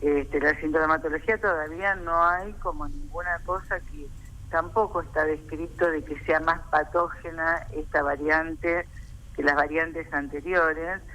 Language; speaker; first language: Spanish; native; Spanish